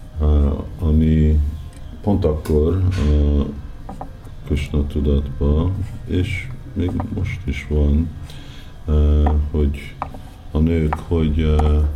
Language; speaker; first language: Hungarian; early bilingual, heritage; Hungarian